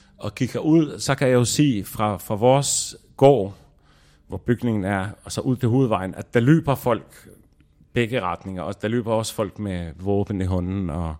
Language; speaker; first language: Danish; non-native, fluent; Arabic